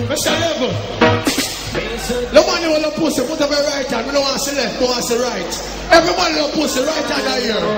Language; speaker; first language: English; non-native, local second language; Jamaican Creole English